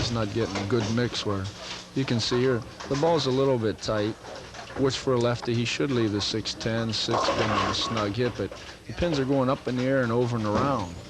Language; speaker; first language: English; native; English